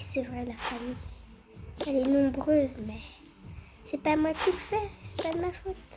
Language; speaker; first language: French; native; French